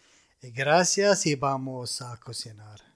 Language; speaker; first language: Spanish; non-native, fluent; Arabic